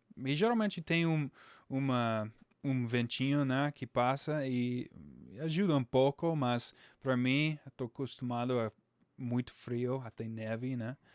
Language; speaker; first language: Portuguese; non-native, fluent; English